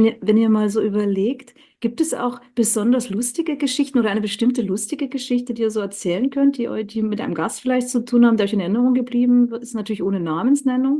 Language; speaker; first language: German; native; German